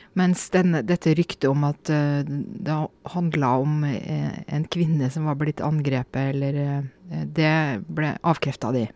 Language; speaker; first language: Norwegian; native; Norwegian